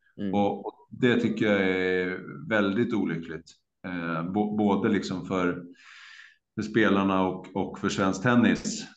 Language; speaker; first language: Swedish; native; Swedish